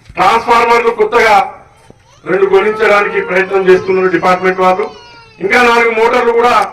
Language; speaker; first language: Telugu; native; Telugu